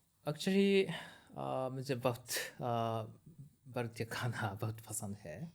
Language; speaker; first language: Hindi; non-native, learner; Japanese